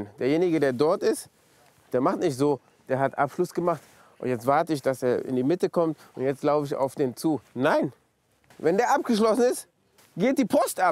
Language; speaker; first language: German; native; German